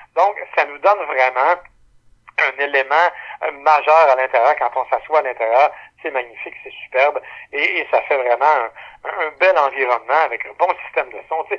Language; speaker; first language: French; native; French